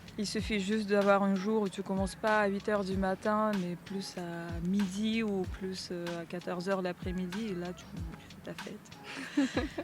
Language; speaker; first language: French; non-native, fluent; Russian